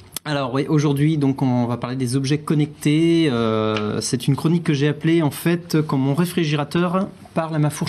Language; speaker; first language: French; native; French